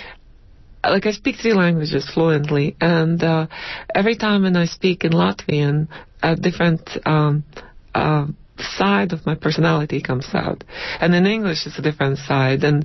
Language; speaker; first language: English; non-native, fluent; Latvian